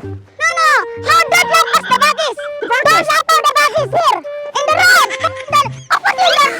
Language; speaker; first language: English; non-native, learner; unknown